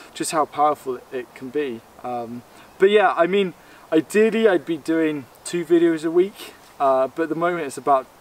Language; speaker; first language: English; native; English